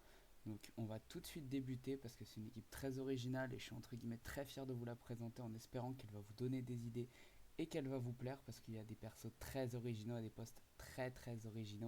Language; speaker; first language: French; native; French